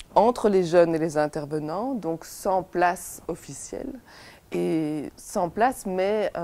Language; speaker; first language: French; native; French